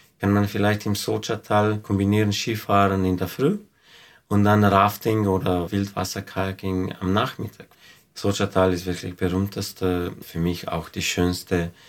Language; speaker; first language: German; non-native, fluent; Slovenian